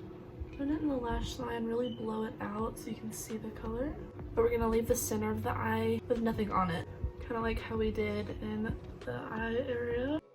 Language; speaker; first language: English; native; English